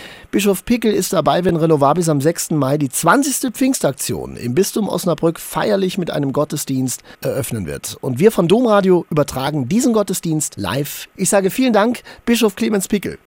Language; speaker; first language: German; native; German